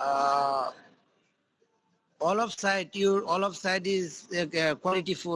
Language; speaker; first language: English; non-native, local second language; Bangla